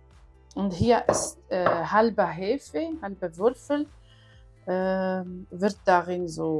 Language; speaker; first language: German; non-native, learner; Aramaic